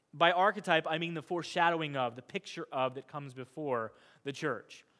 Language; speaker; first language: English; native; English